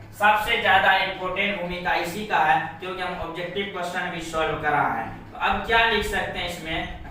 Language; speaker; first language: Hindi; native; Hindi